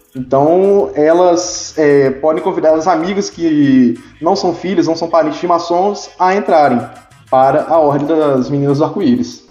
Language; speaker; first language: Portuguese; native; Portuguese